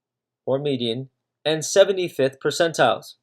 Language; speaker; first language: English; native; English